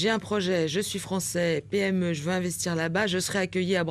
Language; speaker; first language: French; native; French